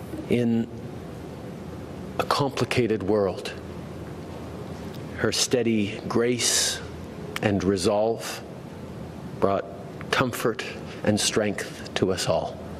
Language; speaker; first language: English; native; English